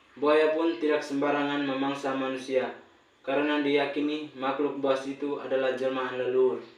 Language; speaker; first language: Indonesian; non-native, local second language; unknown